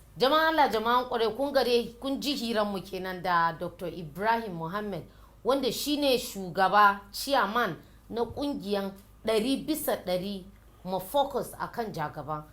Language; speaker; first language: Hausa; non-native, local second language; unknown